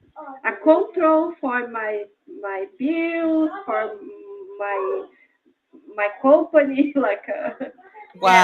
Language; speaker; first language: English; non-native, learner; Spanish